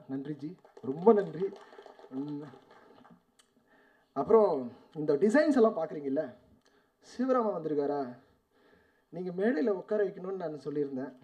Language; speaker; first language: Tamil; native; Tamil